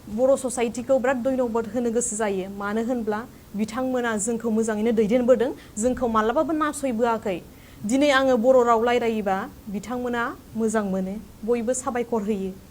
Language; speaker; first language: Bodo; non-native, local second language; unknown